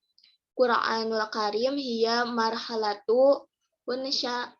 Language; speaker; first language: Arabic; non-native, learner; Indonesian